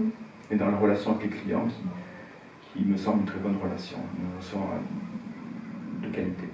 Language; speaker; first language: French; native; French